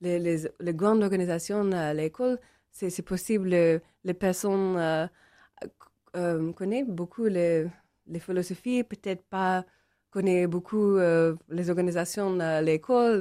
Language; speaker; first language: French; non-native, learner; English